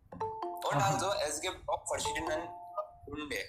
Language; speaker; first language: German; non-native, learner; Hindi